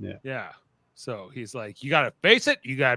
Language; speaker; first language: English; native; English